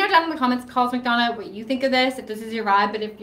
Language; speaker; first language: English; native; English